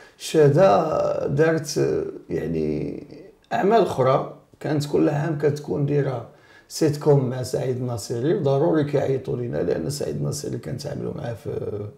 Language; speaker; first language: Arabic; native; Arabic